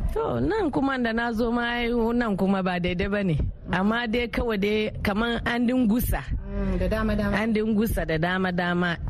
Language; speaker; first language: Hausa; non-native, local second language; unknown